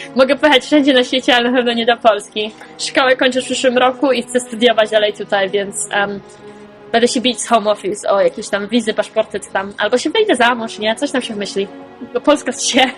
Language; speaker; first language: Polish; native; Polish